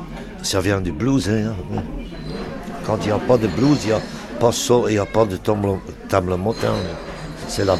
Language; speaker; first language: French; non-native, local second language; Dutch